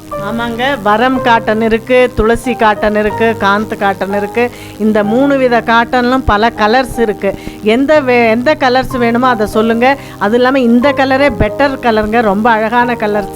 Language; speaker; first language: Tamil; native; Tamil